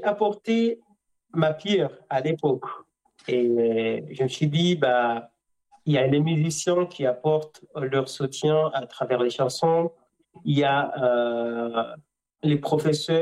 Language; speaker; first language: French; non-native, local second language; Comorian